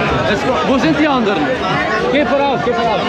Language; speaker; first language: Portuguese; non-native, learner; Swiss German